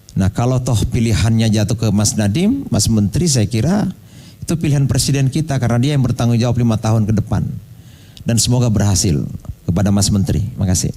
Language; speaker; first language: Indonesian; non-native, local second language; Buginese